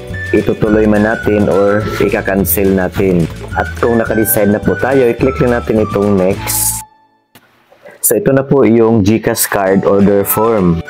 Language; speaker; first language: Filipino; native; Filipino